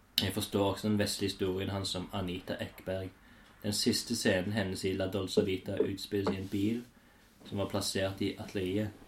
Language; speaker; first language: Norwegian; native; Norwegian